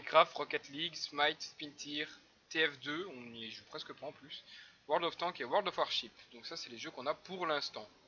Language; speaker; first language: French; native; French